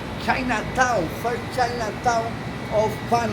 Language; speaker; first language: English; non-native, learner; Spanish